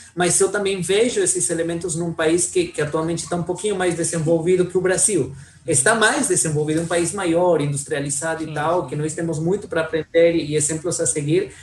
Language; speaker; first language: Portuguese; non-native, fluent; Spanish